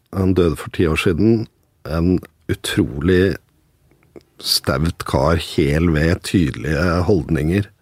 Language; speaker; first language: Norwegian; native; Norwegian